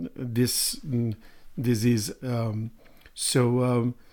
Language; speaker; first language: English; non-native, fluent; Persian